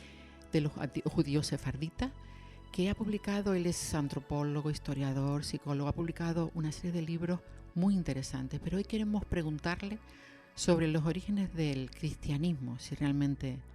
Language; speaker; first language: Spanish; native; Spanish